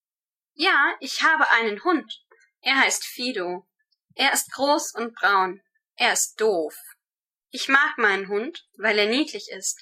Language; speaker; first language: German; non-native, learner; English